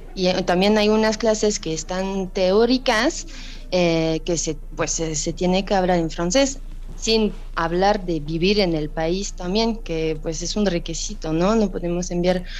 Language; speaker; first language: Spanish; non-native, fluent; French